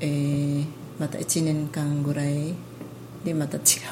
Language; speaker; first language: Japanese; non-native, learner; Filipino